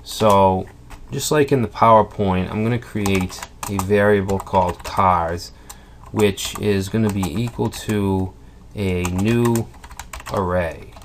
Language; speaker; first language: English; native; English